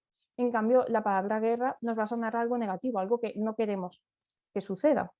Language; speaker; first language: Spanish; native; Spanish